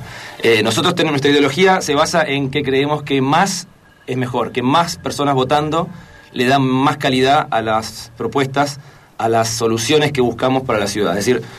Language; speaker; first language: Spanish; native; Spanish